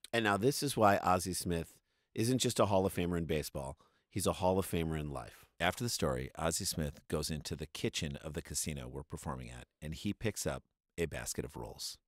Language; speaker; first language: English; native; English